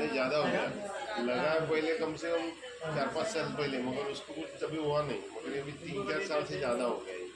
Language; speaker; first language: Hindi; non-native, local second language; Marathi